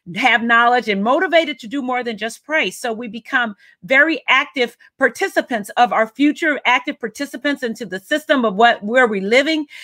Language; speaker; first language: English; native; English